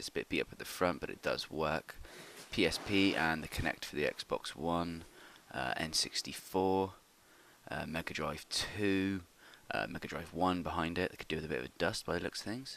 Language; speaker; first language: English; native; English